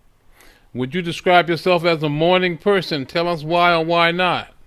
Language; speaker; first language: English; native; English